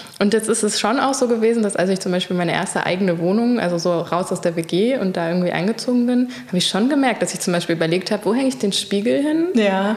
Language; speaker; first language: German; native; German